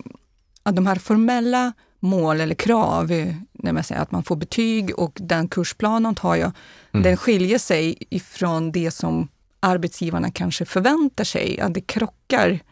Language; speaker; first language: Swedish; non-native, fluent; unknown